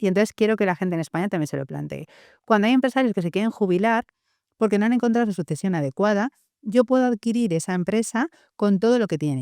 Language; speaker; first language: Spanish; native; Spanish